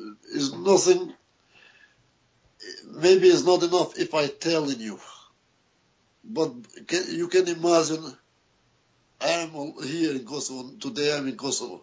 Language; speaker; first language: English; non-native, learner; Albanian